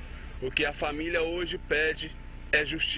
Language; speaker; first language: Portuguese; native; Portuguese